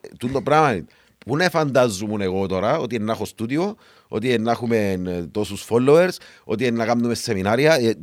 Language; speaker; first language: Greek; native; Greek